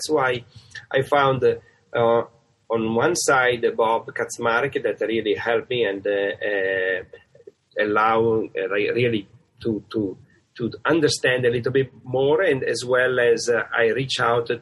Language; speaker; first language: English; non-native, fluent; Italian